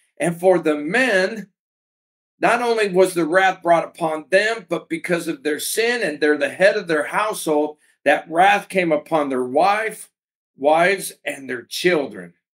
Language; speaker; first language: English; native; English